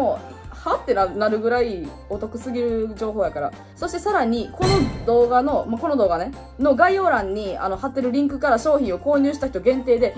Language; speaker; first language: Japanese; native; Japanese